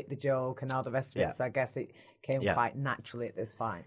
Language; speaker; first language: English; native; English